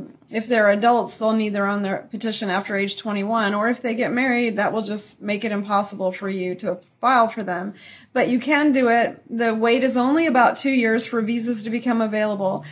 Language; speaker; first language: English; early bilingual, other home language; Spanish